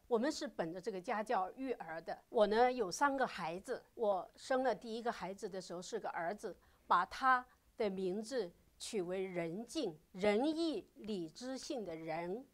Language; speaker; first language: Chinese; non-native, fluent; Japanese